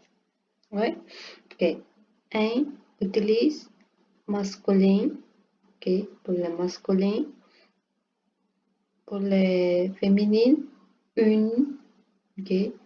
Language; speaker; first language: French; non-native, learner; Portuguese